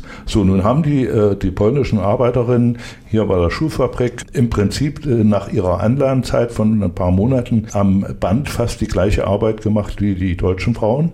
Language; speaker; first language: German; native; German